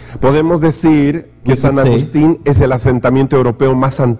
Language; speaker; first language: Spanish; native; Spanish